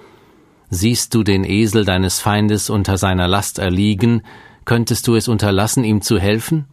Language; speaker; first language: German; native; German